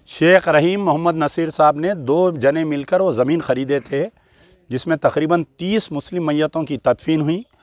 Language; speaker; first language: Hindi; non-native, local second language; Urdu